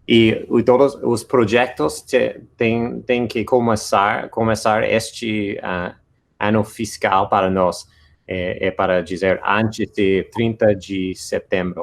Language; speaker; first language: Portuguese; non-native, fluent; English